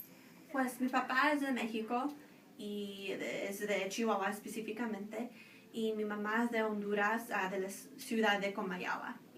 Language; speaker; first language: Spanish; early bilingual, other home language; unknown